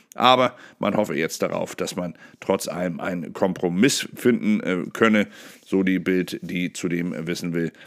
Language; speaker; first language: German; native; German